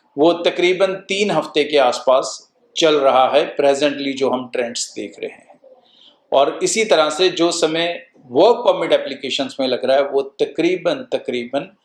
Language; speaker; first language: Hindi; non-native, local second language; Punjabi